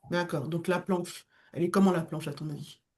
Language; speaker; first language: French; native; French